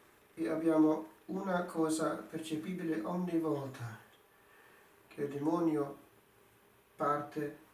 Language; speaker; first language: Italian; non-native, fluent; English